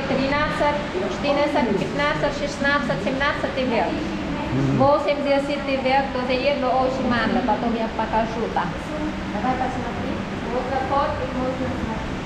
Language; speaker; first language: Russian; non-native, learner; Vietnamese